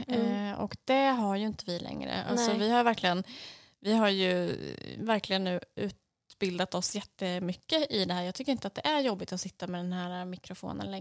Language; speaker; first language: Swedish; native; Swedish